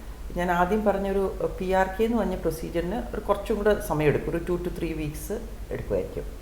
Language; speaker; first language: Malayalam; native; Malayalam